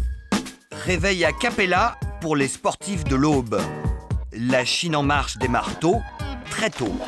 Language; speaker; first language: French; native; French